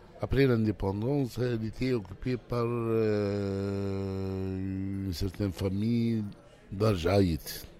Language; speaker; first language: French; non-native, local second language; Arabic